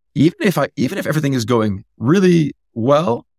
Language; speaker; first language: English; native; English